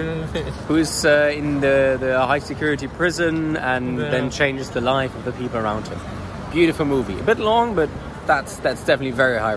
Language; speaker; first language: English; non-native, fluent; German